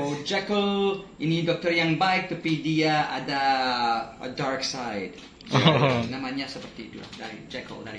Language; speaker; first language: Indonesian; non-native, fluent; English